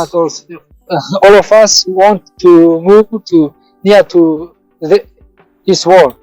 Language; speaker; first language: English; non-native, learner; Tajik